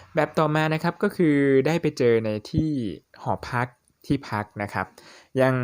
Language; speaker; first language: Thai; native; Thai